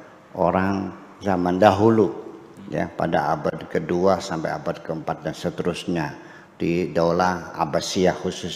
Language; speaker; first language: Indonesian; native; Indonesian